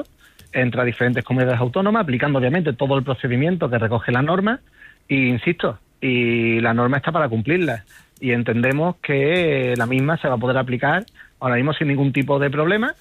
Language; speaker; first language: Spanish; native; Spanish